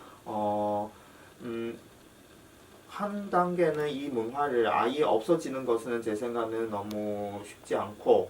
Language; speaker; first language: Korean; non-native, fluent; Chinese